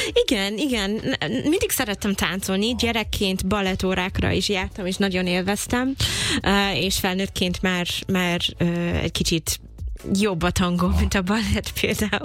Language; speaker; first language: Hungarian; non-native, fluent; English